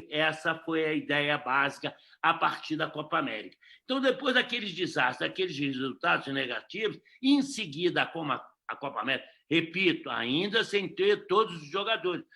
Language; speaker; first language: Portuguese; native; Portuguese